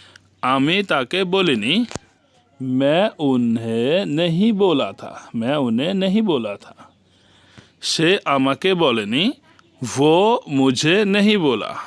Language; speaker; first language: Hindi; non-native, learner; Bangla